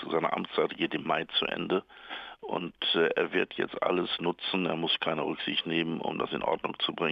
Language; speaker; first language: German; native; German